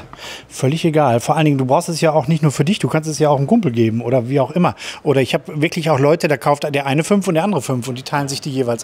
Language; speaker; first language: German; native; German